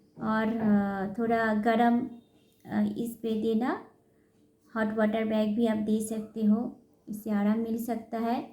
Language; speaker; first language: Hindi; non-native, local second language; Bangla